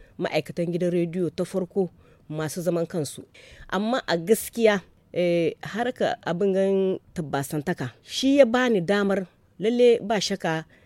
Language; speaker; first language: Hausa; native; Hausa